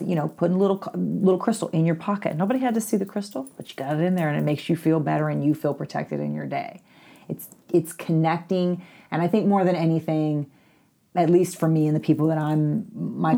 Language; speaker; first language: English; native; English